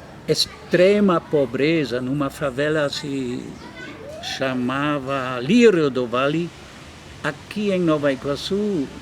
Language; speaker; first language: Portuguese; non-native, fluent; German